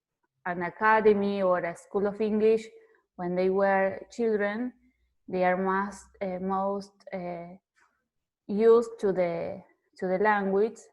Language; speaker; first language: English; non-native, fluent; Spanish